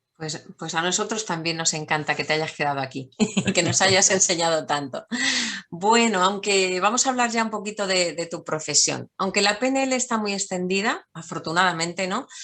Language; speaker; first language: Spanish; native; Spanish